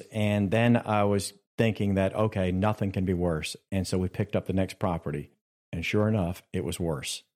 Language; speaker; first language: English; native; English